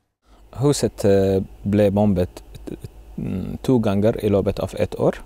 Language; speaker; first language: Norwegian; non-native, fluent; Arabic